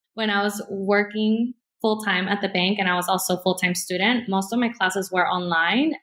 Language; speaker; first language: English; early bilingual, other home language; Spanish